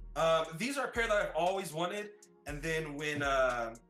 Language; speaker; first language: English; native; English